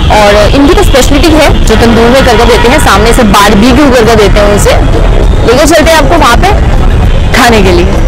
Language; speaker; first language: Hindi; native; Hindi